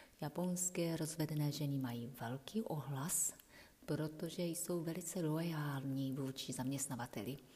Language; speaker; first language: Czech; non-native, fluent; Japanese